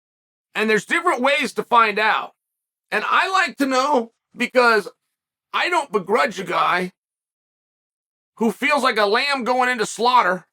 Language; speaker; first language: English; native; English